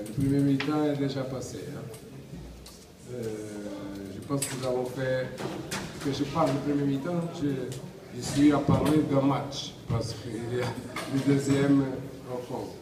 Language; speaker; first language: French; non-native, learner; Portuguese